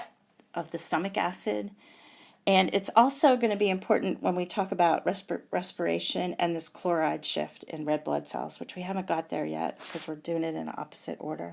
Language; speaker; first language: English; native; English